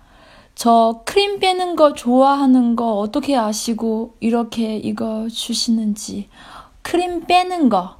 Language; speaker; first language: Korean; non-native, fluent; Chinese